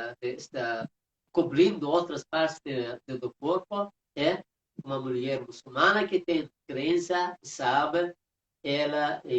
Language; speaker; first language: Portuguese; non-native, fluent; Persian